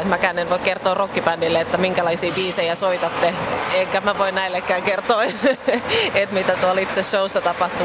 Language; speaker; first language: Finnish; native; Finnish